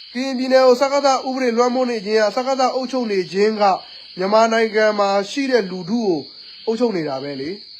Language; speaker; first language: Burmese; non-native, local second language; S'gaw Karen